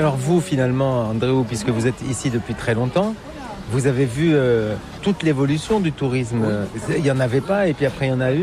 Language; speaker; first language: French; native; French